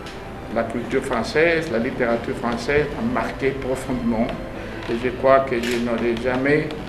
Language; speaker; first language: French; non-native, fluent; Spanish